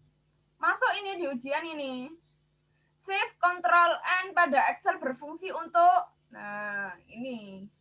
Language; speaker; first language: Indonesian; native; Indonesian